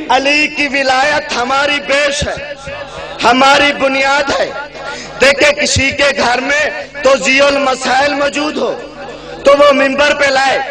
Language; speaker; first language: Urdu; non-native, local second language; Saraiki